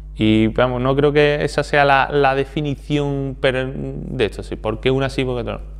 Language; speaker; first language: Spanish; native; Spanish